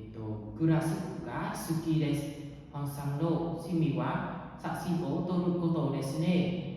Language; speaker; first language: Japanese; non-native, learner; Vietnamese